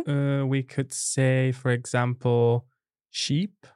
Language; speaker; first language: English; non-native, fluent; Italian